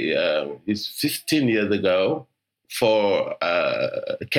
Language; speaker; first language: English; non-native, learner; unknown